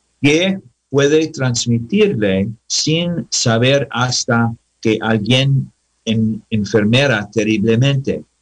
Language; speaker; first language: Spanish; non-native, learner; English